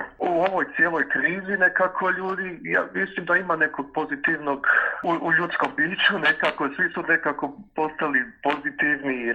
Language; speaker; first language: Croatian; early bilingual, heritage; Croatian